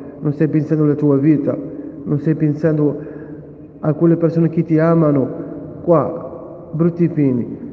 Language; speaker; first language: Italian; non-native, fluent; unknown